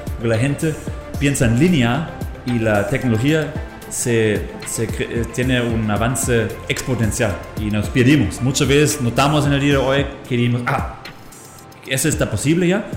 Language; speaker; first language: Spanish; non-native, fluent; German